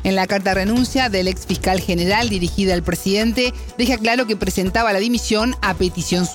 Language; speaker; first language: Spanish; native; Spanish